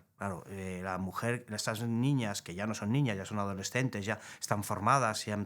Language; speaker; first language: Spanish; native; Spanish